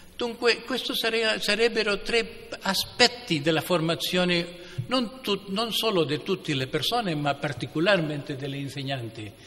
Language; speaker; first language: Italian; non-native, fluent; Spanish